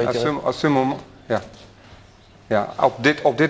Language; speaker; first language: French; non-native, learner; Dutch